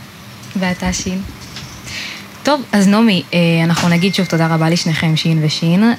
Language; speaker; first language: Hebrew; native; Hebrew